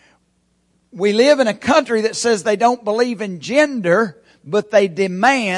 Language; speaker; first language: English; native; English